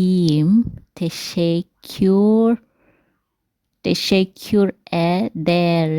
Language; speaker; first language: Turkish; non-native, learner; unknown